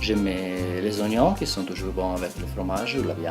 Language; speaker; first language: French; non-native, local second language; Italian